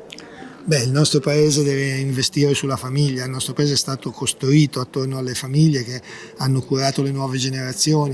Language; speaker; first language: Italian; native; Italian